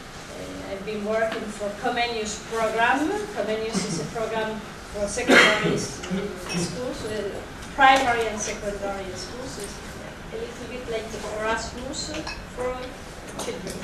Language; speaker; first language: English; non-native, fluent; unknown